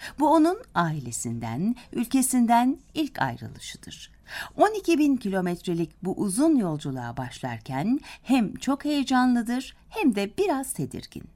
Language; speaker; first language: Turkish; native; Turkish